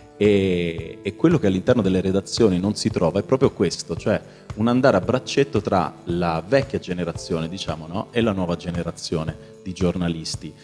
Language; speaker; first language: Italian; early bilingual, other home language; Albanian